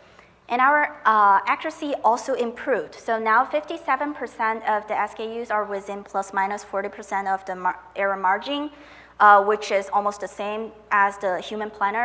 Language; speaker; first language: English; non-native, fluent; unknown